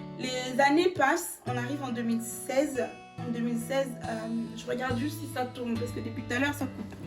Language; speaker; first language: French; early bilingual, other home language; Lingala